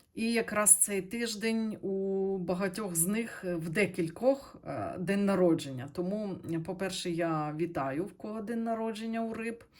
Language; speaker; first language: Ukrainian; non-native, local second language; Russian